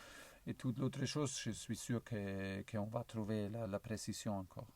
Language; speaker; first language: French; non-native, learner; German